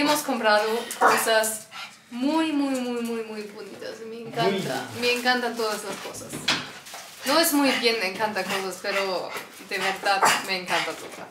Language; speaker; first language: Spanish; non-native, learner; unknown